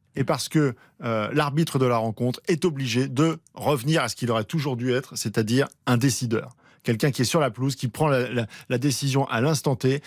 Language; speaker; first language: French; native; French